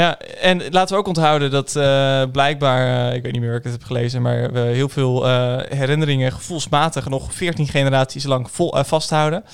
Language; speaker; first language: Dutch; native; Dutch